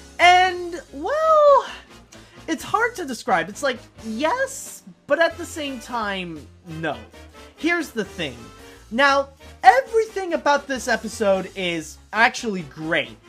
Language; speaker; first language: English; native; English